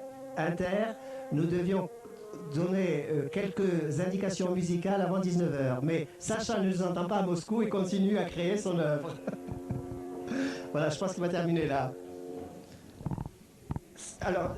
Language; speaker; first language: French; native; French